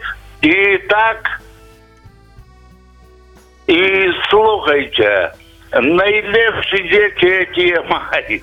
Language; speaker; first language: Polish; non-native, local second language; Ukrainian